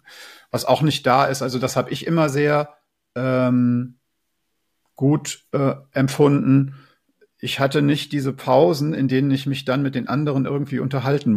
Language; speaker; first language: German; native; German